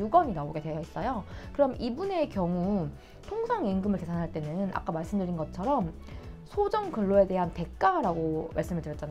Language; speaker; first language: Korean; native; Korean